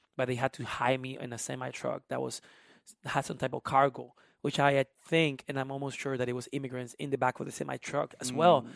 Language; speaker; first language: English; early bilingual, other home language; Spanish